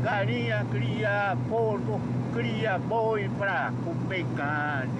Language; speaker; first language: Portuguese; non-native, local second language; Kayapó